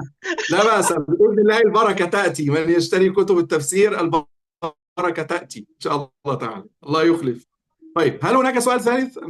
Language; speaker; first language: Arabic; native; Arabic